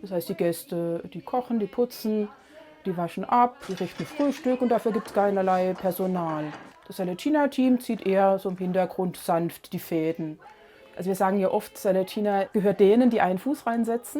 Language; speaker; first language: German; native; German